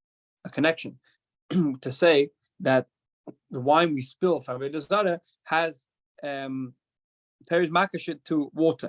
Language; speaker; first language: English; non-native, fluent; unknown